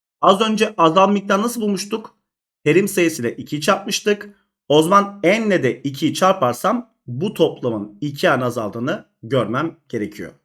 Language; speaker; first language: Turkish; native; Turkish